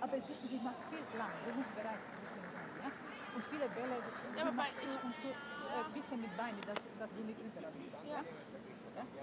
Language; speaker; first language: German; non-native, learner; Chinese